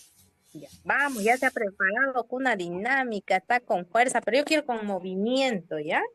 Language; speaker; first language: Spanish; native; Spanish